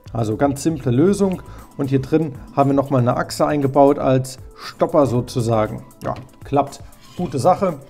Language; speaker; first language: German; native; German